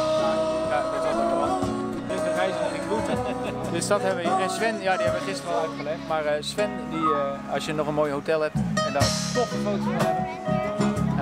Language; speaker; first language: Dutch; native; Dutch